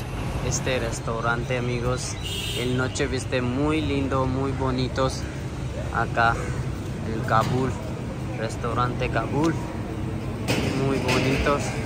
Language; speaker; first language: Spanish; non-native, learner; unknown